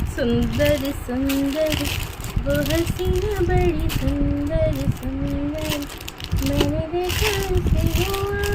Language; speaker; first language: Hindi; non-native, local second language; Marathi